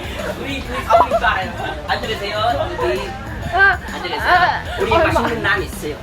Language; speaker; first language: Korean; non-native, learner; Bangla